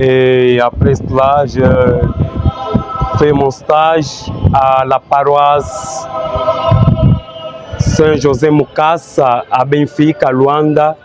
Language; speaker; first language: French; non-native, learner; Portuguese